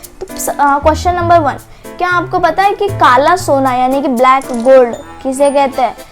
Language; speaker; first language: Hindi; non-native, local second language; Marathi